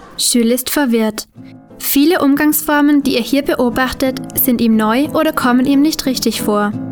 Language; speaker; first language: German; native; German